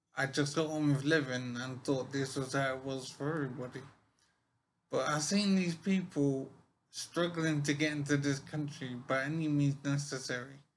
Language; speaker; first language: English; native; English